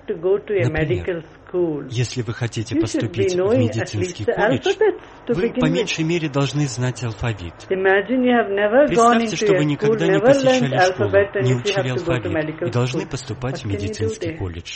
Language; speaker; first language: Russian; native; Russian